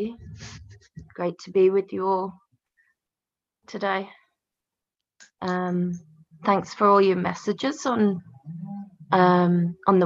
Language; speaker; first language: English; native; English